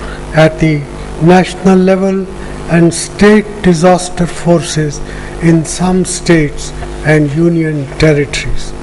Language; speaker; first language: English; non-native, local second language; Punjabi